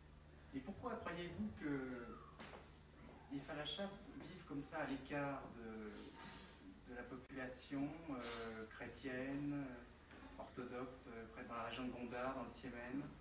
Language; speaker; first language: French; native; French